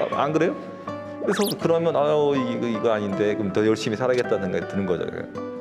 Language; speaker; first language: Korean; native; Korean